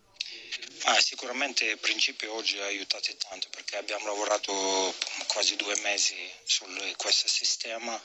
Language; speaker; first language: Italian; non-native, fluent; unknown